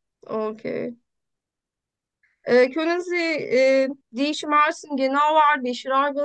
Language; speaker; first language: German; non-native, learner; Turkish